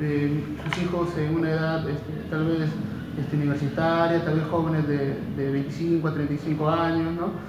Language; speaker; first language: Spanish; native; Spanish